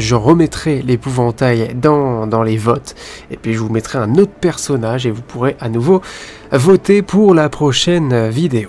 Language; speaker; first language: French; native; French